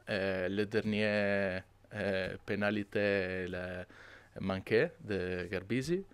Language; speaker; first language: French; non-native, learner; Italian